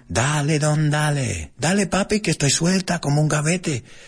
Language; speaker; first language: Spanish; early bilingual, heritage; Spanish